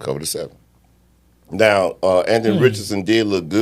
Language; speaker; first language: English; native; English